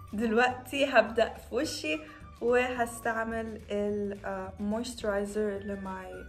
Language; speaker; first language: Arabic; non-native, learner; English